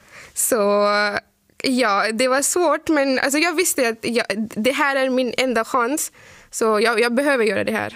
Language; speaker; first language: Swedish; non-native, fluent; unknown